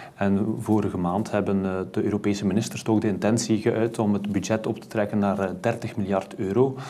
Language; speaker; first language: Dutch; native; Dutch